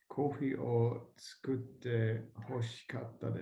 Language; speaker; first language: Japanese; non-native, learner; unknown